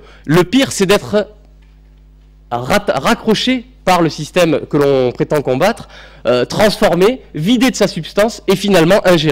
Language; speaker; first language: French; native; French